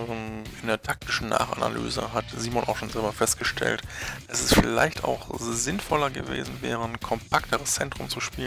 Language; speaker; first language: German; native; German